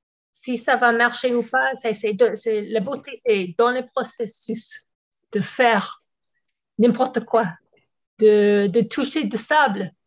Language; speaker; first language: French; non-native, fluent; English